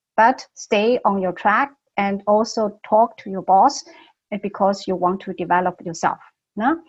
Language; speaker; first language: English; non-native, fluent; Chinese